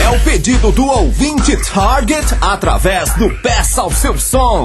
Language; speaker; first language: Portuguese; native; Portuguese